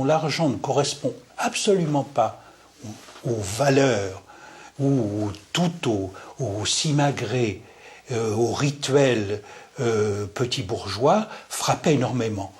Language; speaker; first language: French; native; French